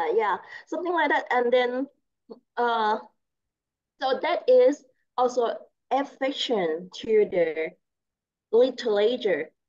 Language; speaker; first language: English; non-native, learner; Thai